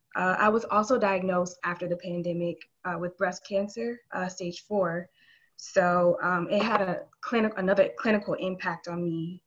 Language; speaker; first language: English; native; English